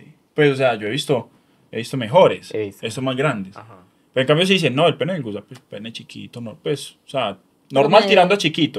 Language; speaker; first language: Spanish; native; Spanish